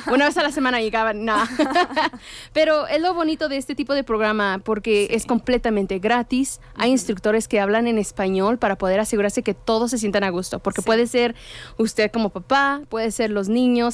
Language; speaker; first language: Spanish; native; Spanish